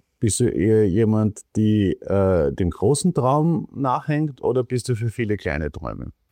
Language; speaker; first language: German; native; German